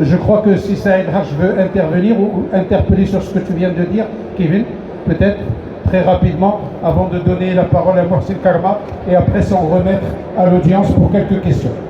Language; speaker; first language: French; non-native, local second language; Arabic